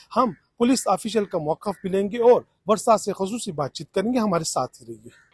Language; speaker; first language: Urdu; non-native, local second language; Pashto